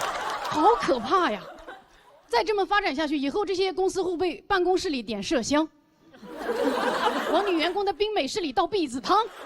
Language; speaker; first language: Chinese; native; Chinese